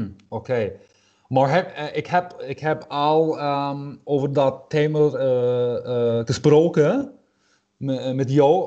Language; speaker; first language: Dutch; non-native, fluent; German